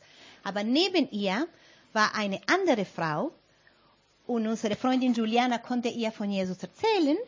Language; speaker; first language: German; non-native, fluent; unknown